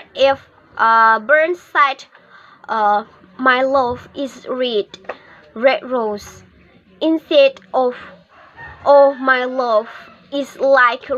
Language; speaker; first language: English; non-native, learner; Indonesian